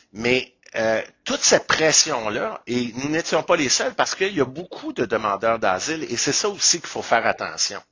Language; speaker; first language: French; native; French